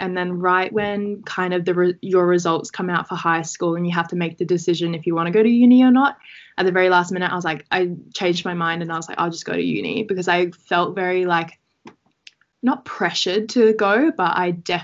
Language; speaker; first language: English; native; English